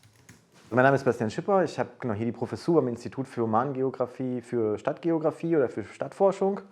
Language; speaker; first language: German; native; German